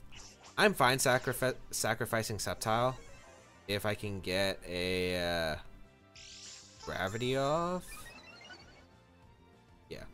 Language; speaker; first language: English; native; English